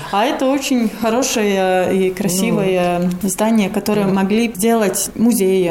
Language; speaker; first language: Russian; non-native, local second language; Latvian